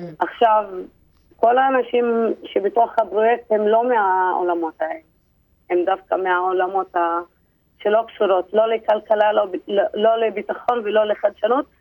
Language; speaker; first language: Hebrew; non-native, local second language; Arabic